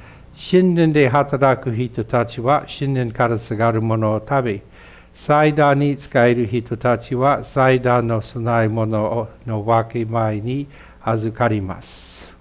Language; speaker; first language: Japanese; non-native, fluent; English